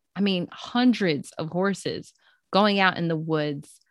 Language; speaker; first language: English; native; English